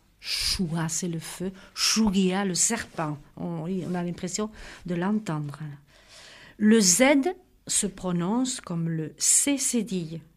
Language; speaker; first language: French; native; French